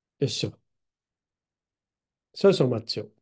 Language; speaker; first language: Japanese; native; Japanese